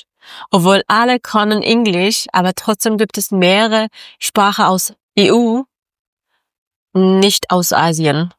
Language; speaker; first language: German; non-native, learner; Persian